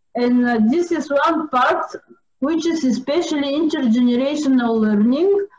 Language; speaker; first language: English; non-native, fluent; Bulgarian